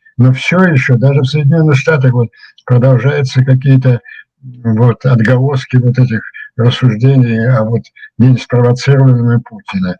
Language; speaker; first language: Russian; native; Russian